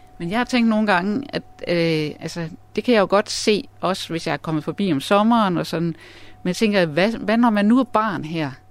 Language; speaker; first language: Danish; native; Danish